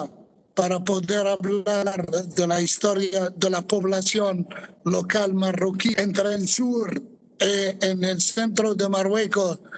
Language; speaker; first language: Spanish; non-native, fluent; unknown